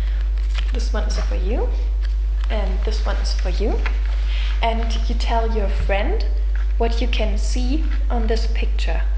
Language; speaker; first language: English; non-native, fluent; German